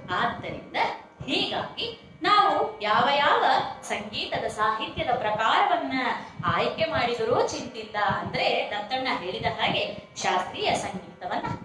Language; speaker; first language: Kannada; native; Kannada